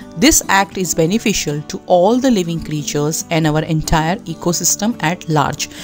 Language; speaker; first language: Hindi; non-native, local second language; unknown